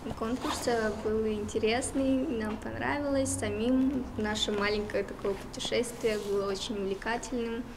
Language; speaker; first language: Russian; non-native, local second language; Tuvinian